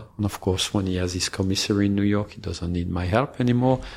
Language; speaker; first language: English; non-native, fluent; French